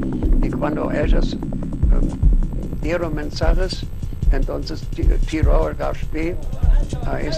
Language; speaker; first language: Spanish; non-native, fluent; German